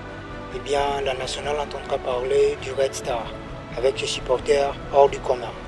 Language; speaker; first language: French; native; French